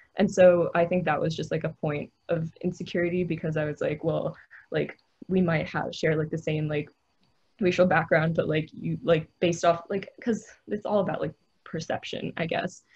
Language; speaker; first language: English; native; English